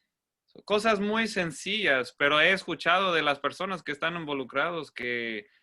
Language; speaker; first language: Spanish; non-native, fluent; English